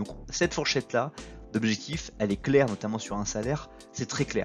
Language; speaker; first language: French; native; French